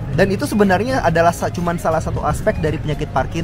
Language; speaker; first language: Indonesian; native; Indonesian